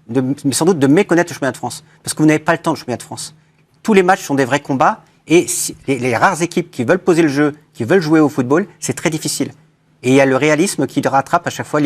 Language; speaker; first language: French; native; French